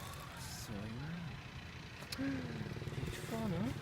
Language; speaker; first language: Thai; non-native, learner; English